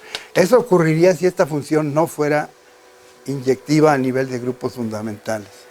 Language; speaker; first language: Spanish; native; Spanish